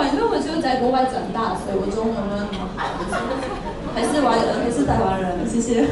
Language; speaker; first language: Chinese; non-native, fluent; Russian